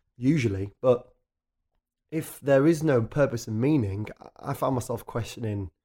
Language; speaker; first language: English; native; English